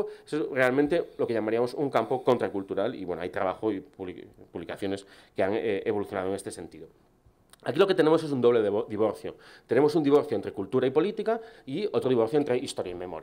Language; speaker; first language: Spanish; native; Spanish